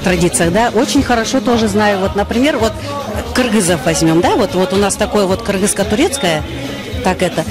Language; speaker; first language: Russian; native; Russian